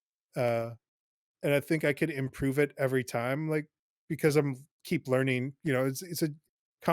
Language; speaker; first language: English; native; English